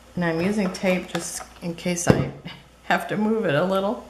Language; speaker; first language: English; native; English